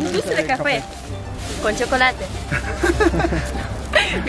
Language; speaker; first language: Spanish; non-native, learner; Tatar